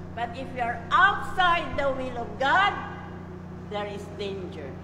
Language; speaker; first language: English; non-native, local second language; Chavacano